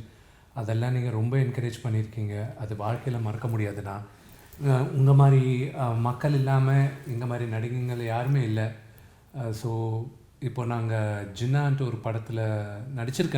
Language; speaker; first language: Tamil; non-native, local second language; Telugu